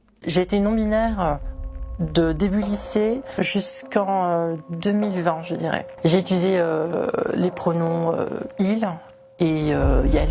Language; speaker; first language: French; native; French